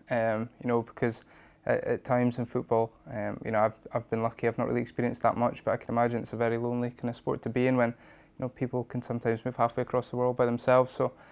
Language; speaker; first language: English; native; English